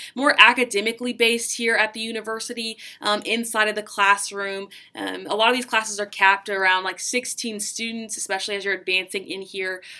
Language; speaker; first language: English; native; English